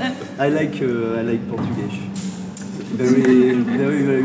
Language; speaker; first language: English; non-native, learner; French